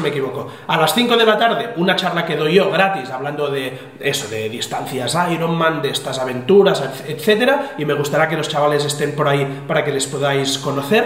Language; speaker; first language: Spanish; native; Spanish